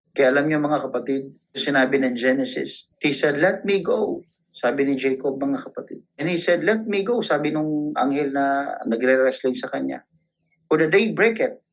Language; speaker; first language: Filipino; non-native, local second language; Cebuano